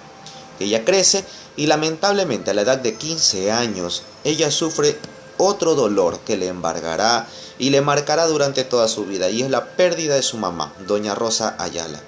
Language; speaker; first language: Spanish; native; Spanish